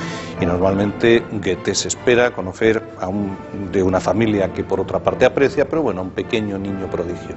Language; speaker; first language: Spanish; native; Spanish